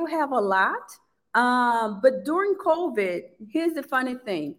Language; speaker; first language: English; non-native, fluent; Portuguese